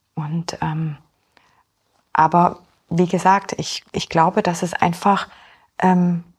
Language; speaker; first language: German; early bilingual, other home language; Polish